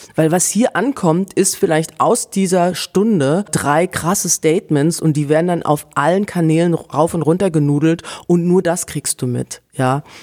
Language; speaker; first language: German; native; German